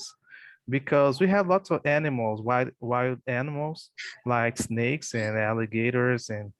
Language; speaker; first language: English; non-native, fluent; Portuguese